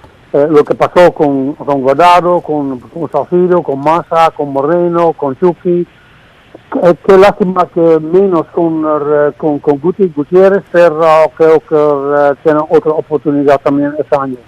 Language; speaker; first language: Spanish; non-native, fluent; Dutch